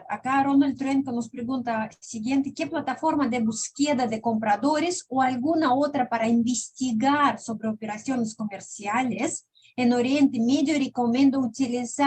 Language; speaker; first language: Spanish; non-native, fluent; Russian